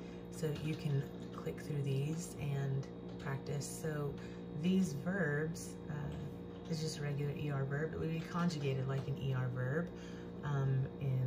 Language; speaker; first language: English; native; English